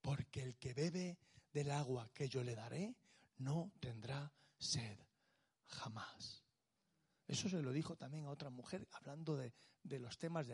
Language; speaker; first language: Spanish; native; Spanish